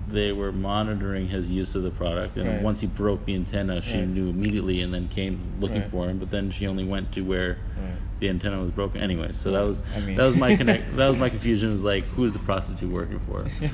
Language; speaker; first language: English; native; English